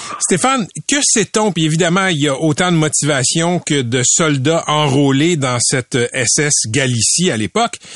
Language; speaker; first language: French; native; French